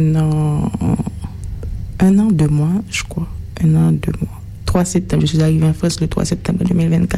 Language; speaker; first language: French; non-native, local second language; Haitian Creole